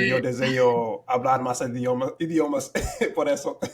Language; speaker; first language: Spanish; non-native, fluent; English